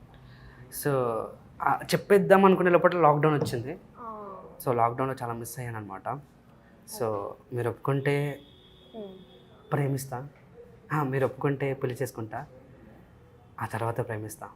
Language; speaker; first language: Telugu; native; Telugu